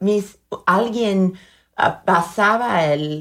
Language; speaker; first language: Spanish; early bilingual, heritage; Spanish